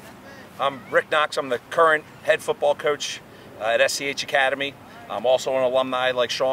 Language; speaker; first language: English; native; English